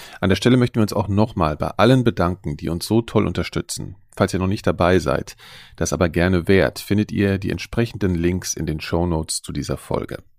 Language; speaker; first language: German; native; German